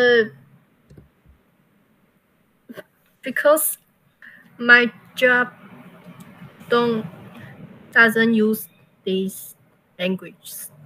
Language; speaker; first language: English; non-native, learner; Chinese